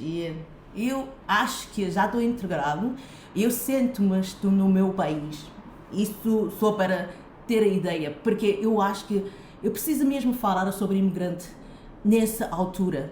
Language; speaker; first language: Portuguese; non-native, fluent; Chinese